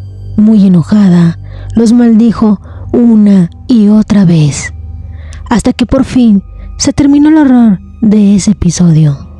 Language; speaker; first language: Spanish; native; Spanish